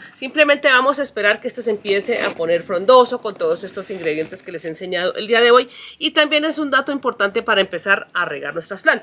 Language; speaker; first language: Spanish; native; Spanish